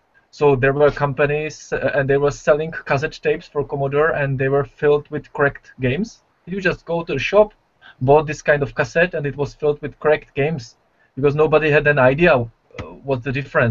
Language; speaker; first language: English; non-native, fluent; Czech